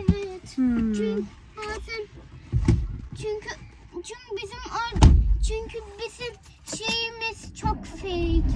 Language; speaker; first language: Turkish; early bilingual, heritage; Turkish